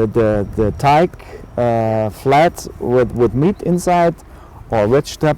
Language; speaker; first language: English; non-native, learner; German